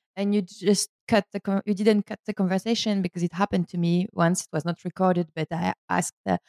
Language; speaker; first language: English; non-native, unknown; French